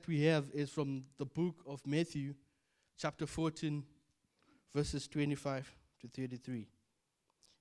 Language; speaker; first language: English; non-native, local second language; Shona